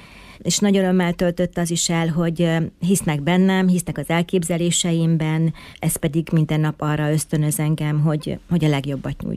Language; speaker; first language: Hungarian; native; Hungarian